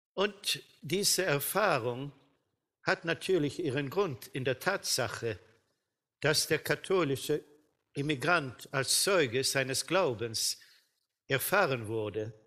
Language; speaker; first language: German; non-native, fluent; Swedish